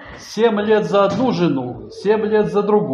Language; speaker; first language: Polish; non-native, learner; Russian